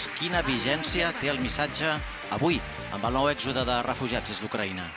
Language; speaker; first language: Catalan; native; Catalan